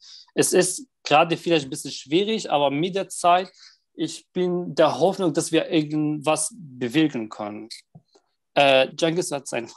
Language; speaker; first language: German; non-native, fluent; Arabic